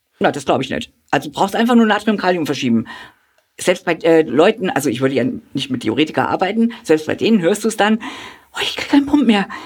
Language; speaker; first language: German; native; German